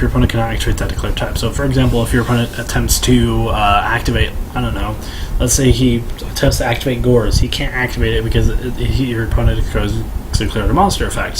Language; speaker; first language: English; native; English